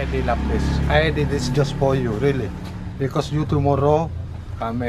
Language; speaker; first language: English; non-native, learner; Indonesian